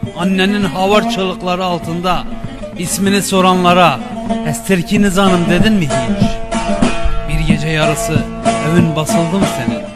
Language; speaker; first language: Turkish; non-native, local second language; Kurdish